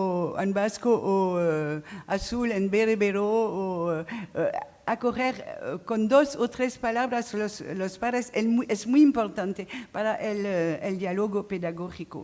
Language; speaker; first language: Spanish; non-native, fluent; French